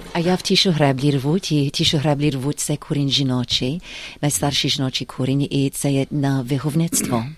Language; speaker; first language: Ukrainian; early bilingual, heritage; Ukrainian